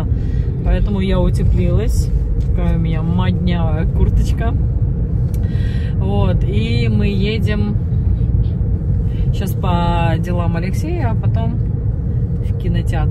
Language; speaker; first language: Russian; native; Russian